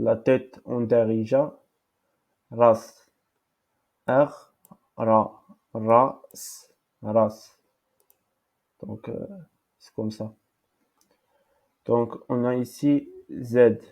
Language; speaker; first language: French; non-native, local second language; Arabic